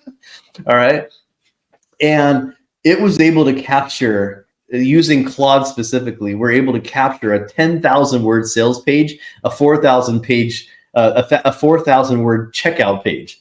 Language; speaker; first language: English; native; English